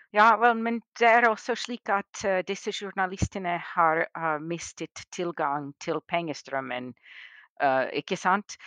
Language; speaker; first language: Norwegian; non-native, fluent; English